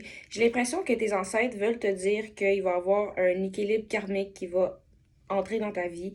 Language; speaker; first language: French; native; French